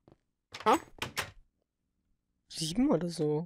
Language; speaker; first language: German; native; German